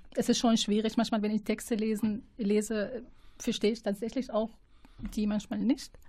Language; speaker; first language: German; non-native, fluent; Arabic